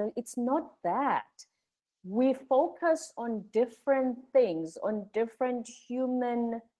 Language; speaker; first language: English; non-native, local second language; Zulu